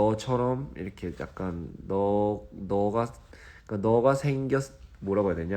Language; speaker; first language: Korean; early bilingual, heritage; English